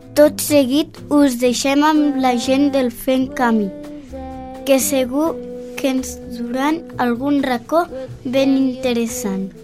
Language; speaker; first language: Catalan; native; Catalan